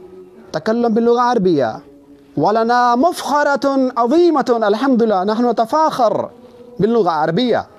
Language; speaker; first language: Arabic; non-native, fluent; Urdu